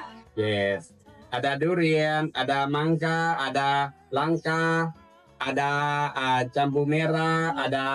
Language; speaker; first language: Indonesian; non-native, fluent; Thai